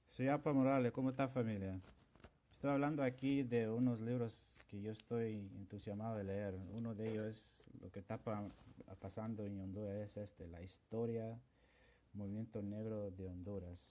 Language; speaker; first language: Spanish; non-native, local second language; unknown